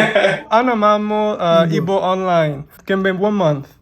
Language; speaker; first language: Igbo; non-native, learner; English